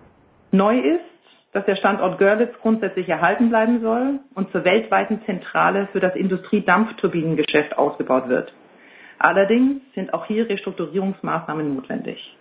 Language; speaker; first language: German; native; German